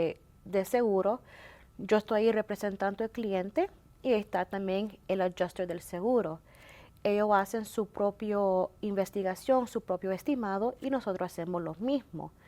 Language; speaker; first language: Spanish; early bilingual, heritage; Spanish